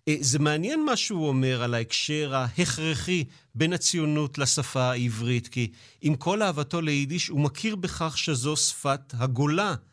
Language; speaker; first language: Hebrew; native; Hebrew